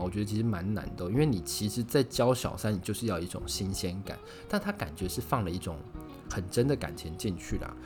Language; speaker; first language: Chinese; native; Chinese